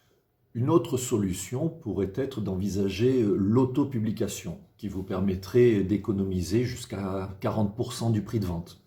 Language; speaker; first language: French; native; French